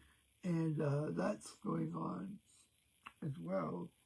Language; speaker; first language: English; native; English